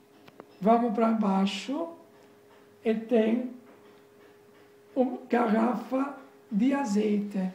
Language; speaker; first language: Portuguese; non-native, fluent; Italian